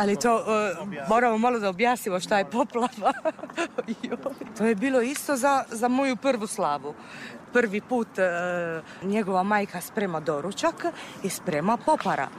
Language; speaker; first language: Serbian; non-native, fluent; Italian